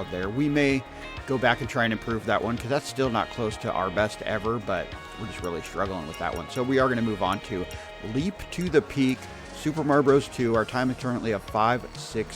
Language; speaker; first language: English; native; English